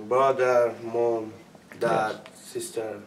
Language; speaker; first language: English; non-native, learner; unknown